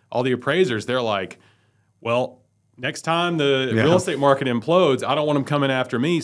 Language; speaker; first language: English; native; English